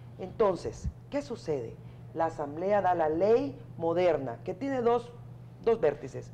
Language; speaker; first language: Spanish; native; Spanish